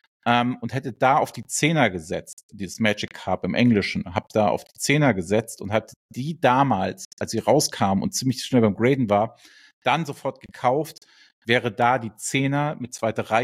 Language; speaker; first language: German; native; German